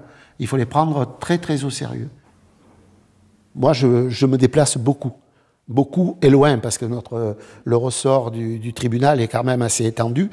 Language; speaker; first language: French; native; French